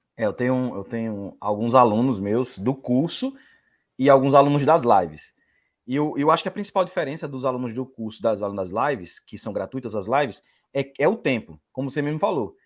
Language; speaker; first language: Portuguese; native; Portuguese